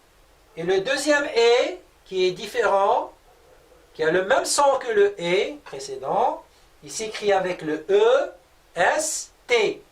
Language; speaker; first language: French; non-native, local second language; Arabic